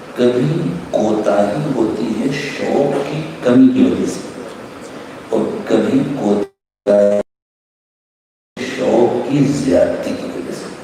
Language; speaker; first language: Urdu; native; Urdu